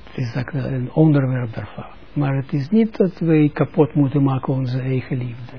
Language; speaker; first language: Dutch; non-native, fluent; Russian